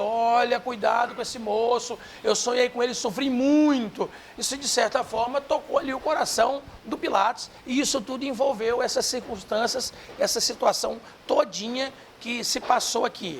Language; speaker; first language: Portuguese; native; Portuguese